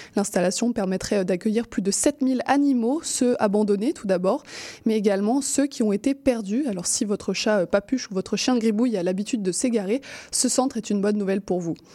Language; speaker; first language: French; native; French